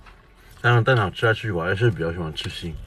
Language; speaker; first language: Chinese; native; Chinese